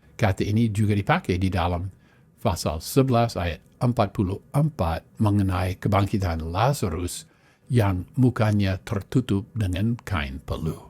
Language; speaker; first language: Malay; non-native, fluent; English